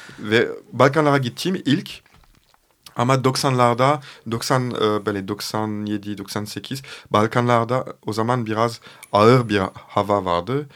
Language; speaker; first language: Turkish; non-native, fluent; French